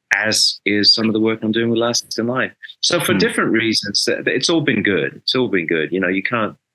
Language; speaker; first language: English; native; English